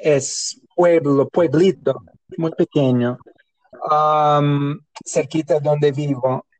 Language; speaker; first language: Spanish; non-native, learner; English